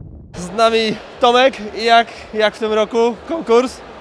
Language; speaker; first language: Polish; native; Polish